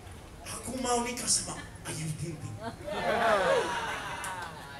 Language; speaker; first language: Indonesian; non-native, fluent; English